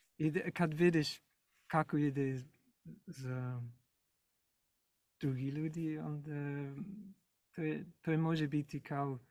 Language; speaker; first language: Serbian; non-native, learner; English